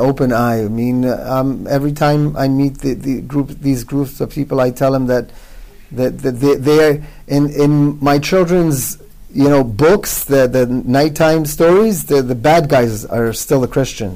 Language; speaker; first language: English; non-native, fluent; Hebrew